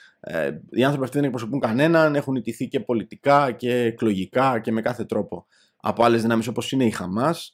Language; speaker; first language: Greek; native; Greek